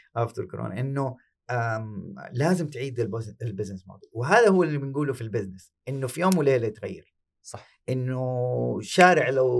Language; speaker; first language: Arabic; native; Arabic